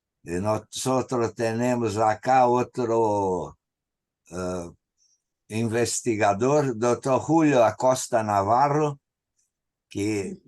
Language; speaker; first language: Spanish; non-native, learner; Portuguese